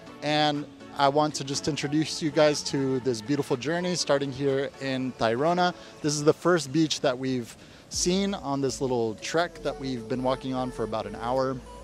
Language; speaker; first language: English; native; English